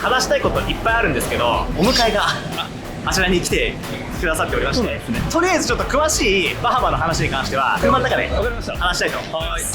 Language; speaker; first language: Japanese; native; Japanese